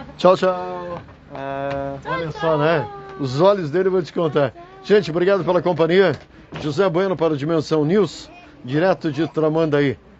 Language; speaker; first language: Portuguese; native; Portuguese